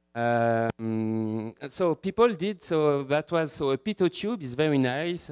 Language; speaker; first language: English; non-native, fluent; French